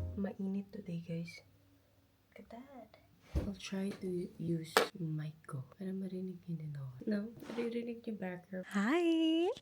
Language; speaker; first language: Filipino; non-native, local second language; Cebuano